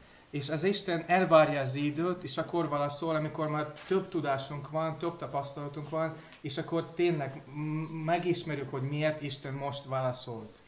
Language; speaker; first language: Hungarian; non-native, learner; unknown